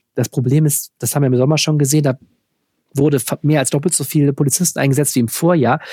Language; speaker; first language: German; native; German